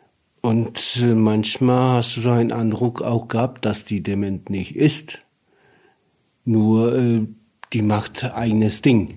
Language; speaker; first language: German; non-native, learner; Polish